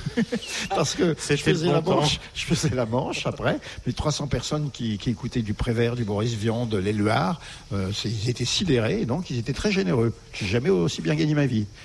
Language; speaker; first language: French; native; French